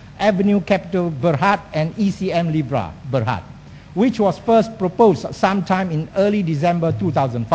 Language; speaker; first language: English; non-native, local second language; Malay